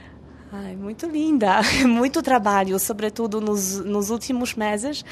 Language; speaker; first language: Portuguese; non-native, fluent; Polish